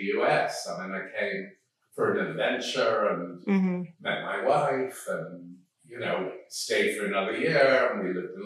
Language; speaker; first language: English; native; English